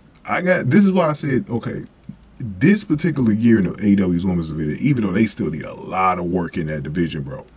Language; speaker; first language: English; native; English